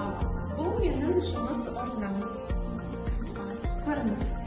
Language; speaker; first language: Kazakh; non-native, learner; Russian